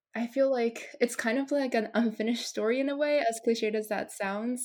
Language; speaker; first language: English; non-native, fluent; Japanese